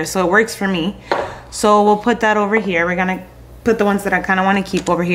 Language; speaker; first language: English; native; English